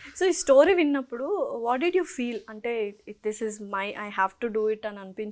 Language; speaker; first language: Telugu; native; Telugu